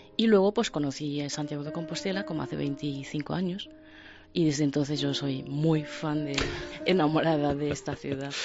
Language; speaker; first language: Spanish; non-native, fluent; Japanese